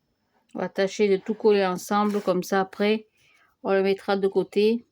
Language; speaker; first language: French; native; French